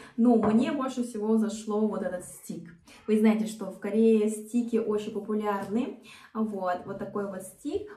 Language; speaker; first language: Russian; non-native, fluent; Korean